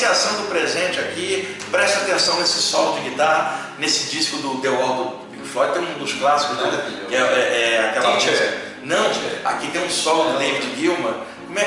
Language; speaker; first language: Portuguese; native; Portuguese